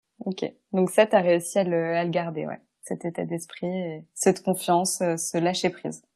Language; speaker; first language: French; native; French